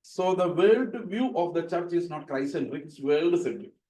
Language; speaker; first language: English; non-native, local second language; Malayalam